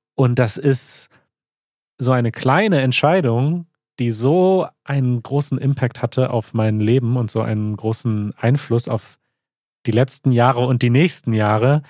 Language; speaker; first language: German; native; German